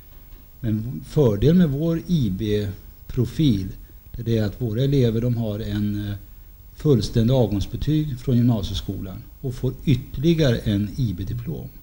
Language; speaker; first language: Swedish; native; Swedish